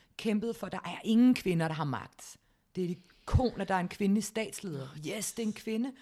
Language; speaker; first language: Danish; native; Danish